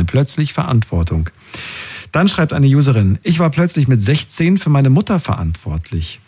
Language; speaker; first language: German; native; German